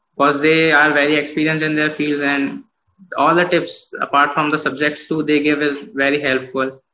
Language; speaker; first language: English; non-native, local second language; Hindi